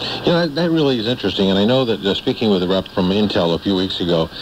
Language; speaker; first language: English; native; English